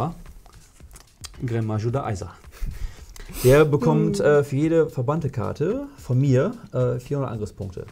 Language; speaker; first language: German; native; German